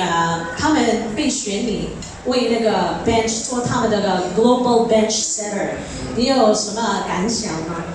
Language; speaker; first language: Chinese; early bilingual, heritage; Chinese